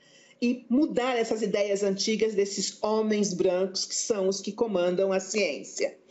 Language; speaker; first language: Portuguese; native; Portuguese